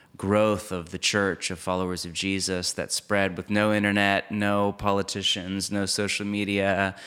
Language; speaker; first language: English; native; English